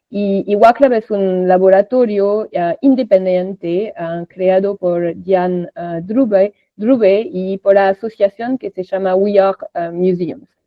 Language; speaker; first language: Spanish; non-native, fluent; French